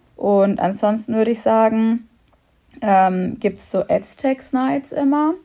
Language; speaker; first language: German; native; German